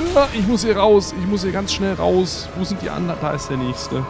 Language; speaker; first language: German; native; German